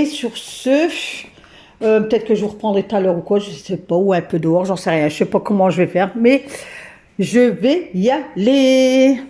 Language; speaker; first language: French; native; French